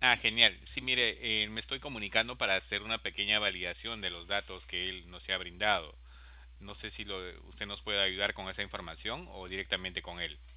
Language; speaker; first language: Spanish; native; Spanish